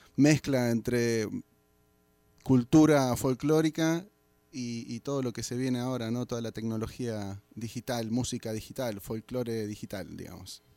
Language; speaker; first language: Spanish; native; Spanish